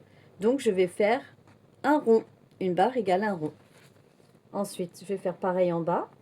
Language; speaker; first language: French; native; French